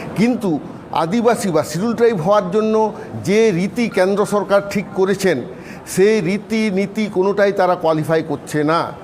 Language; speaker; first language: Bangla; non-native, local second language; Santali